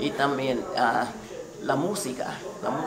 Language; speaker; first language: Spanish; non-native, fluent; English